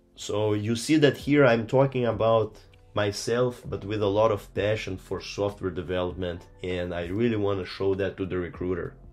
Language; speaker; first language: English; non-native, fluent; Portuguese